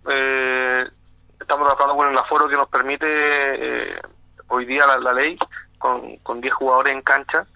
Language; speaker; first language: Spanish; native; Spanish